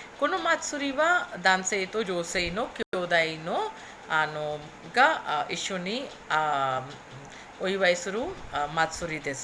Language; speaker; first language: Japanese; non-native, fluent; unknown